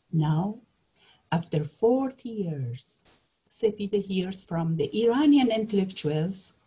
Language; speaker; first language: English; non-native, learner; Persian